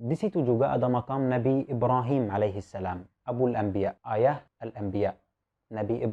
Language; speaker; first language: Indonesian; non-native, fluent; Arabic